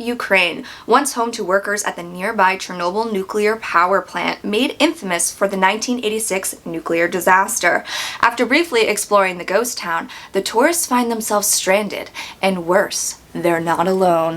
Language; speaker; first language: English; native; English